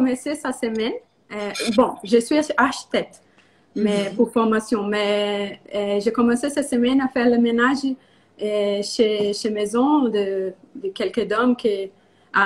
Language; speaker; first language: French; non-native, learner; Portuguese